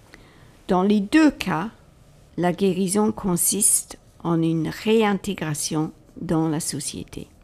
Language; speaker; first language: French; native; French